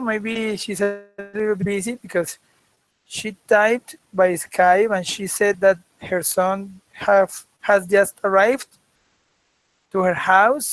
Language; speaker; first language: English; non-native, fluent; Spanish